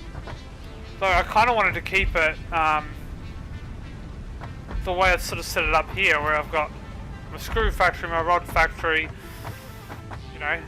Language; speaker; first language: English; native; English